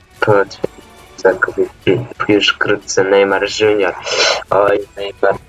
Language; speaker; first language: Polish; native; Polish